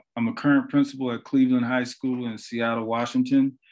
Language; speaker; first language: English; native; English